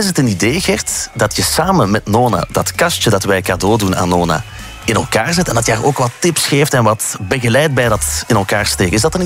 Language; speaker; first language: Dutch; native; Dutch